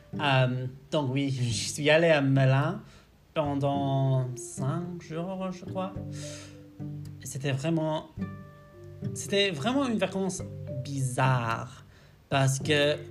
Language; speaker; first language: French; non-native, learner; English